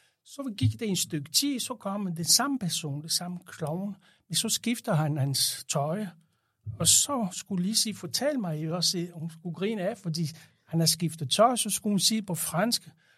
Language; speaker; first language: Danish; non-native, fluent; French